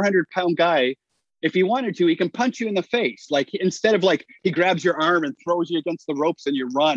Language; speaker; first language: English; native; English